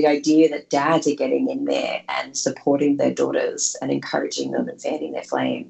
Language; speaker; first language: English; native; English